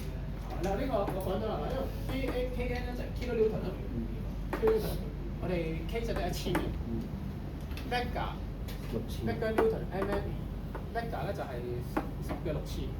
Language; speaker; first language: Cantonese; native; Cantonese